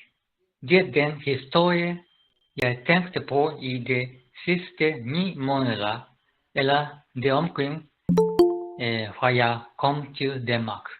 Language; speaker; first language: Danish; non-native, learner; Japanese